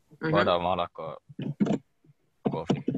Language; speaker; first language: Russian; non-native, learner; Finnish